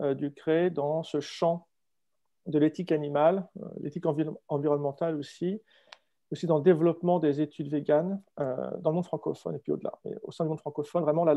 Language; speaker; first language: French; native; French